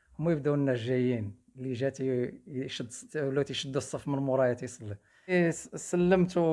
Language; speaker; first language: Arabic; native; Arabic